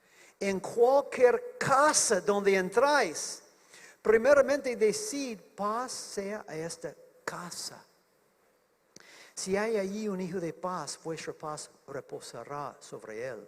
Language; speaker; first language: Spanish; non-native, fluent; English